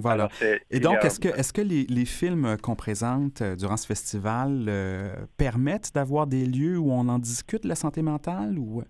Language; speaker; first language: French; native; French